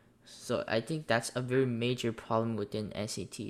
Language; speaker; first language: English; native; English